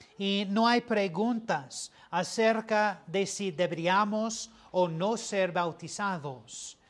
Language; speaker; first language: Spanish; non-native, fluent; English